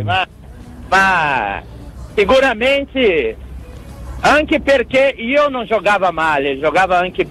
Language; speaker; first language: Italian; non-native, fluent; Portuguese